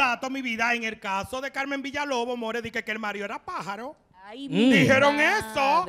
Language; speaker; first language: Spanish; native; Spanish